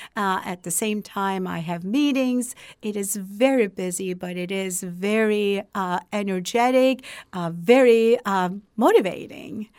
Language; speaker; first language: English; non-native, fluent; Turkish